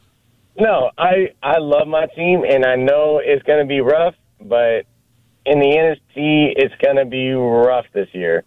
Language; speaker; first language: English; native; English